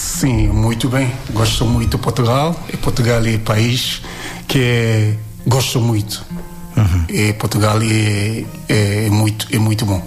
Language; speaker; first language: Portuguese; non-native, learner; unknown